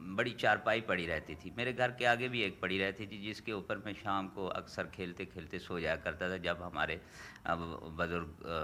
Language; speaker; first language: Urdu; non-native, local second language; Saraiki